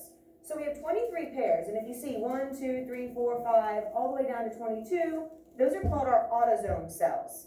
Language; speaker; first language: English; native; English